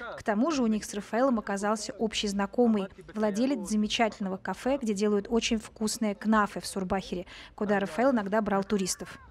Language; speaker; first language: Russian; native; Russian